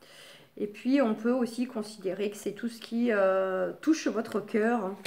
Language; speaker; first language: French; native; French